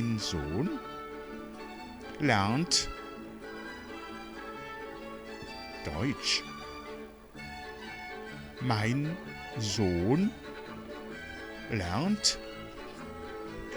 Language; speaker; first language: German; non-native, fluent; Rundi